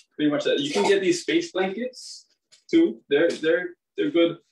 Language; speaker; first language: English; native; English